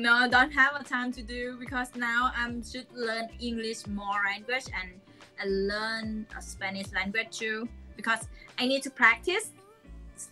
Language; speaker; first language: English; non-native, learner; Thai